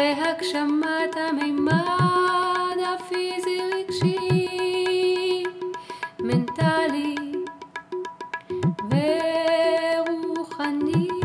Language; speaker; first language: Hebrew; native; Hebrew